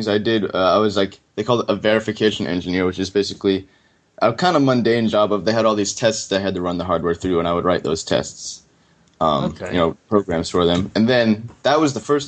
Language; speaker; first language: English; native; English